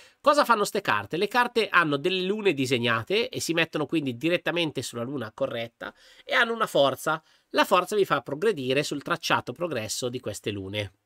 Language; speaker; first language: Italian; native; Italian